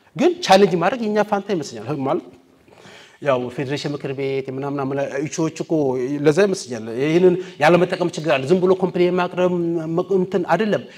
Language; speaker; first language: Amharic; non-native, local second language; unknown